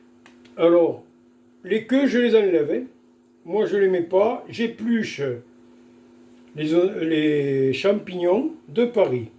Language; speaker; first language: French; native; French